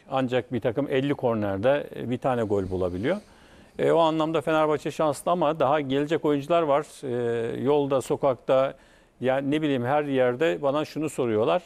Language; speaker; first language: Turkish; native; Turkish